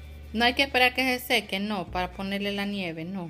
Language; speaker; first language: Spanish; native; Spanish